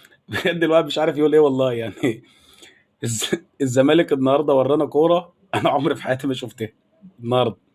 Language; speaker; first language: Arabic; native; Arabic